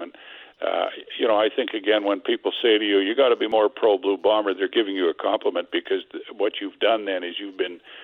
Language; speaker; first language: English; native; English